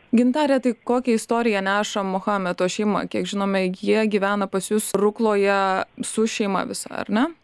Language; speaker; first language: Lithuanian; native; Lithuanian